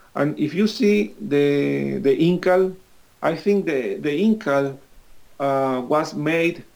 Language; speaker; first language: English; non-native, fluent; Spanish